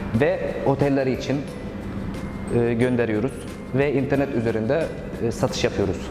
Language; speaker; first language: Turkish; non-native, learner; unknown